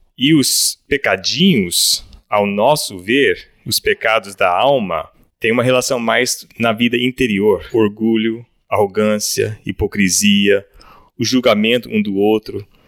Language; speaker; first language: Portuguese; early bilingual, other home language; English